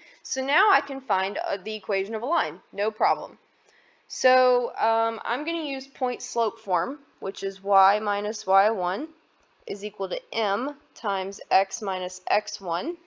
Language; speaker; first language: English; native; English